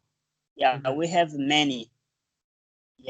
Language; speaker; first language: English; non-native, learner; Portuguese